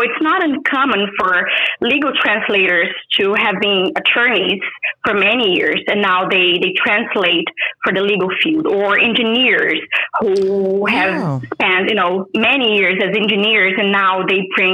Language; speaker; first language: English; non-native, fluent; Portuguese